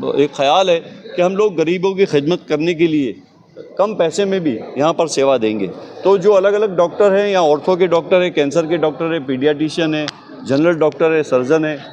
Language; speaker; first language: Hindi; non-native, local second language; Gujarati